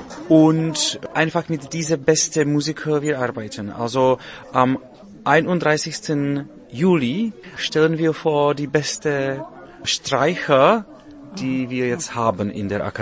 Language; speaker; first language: German; non-native, learner; Czech